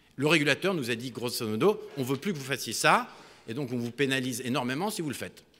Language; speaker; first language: French; native; French